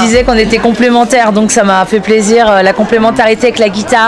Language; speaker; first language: French; native; French